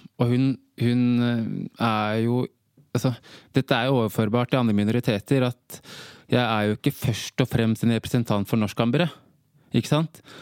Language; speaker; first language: Norwegian; native; Norwegian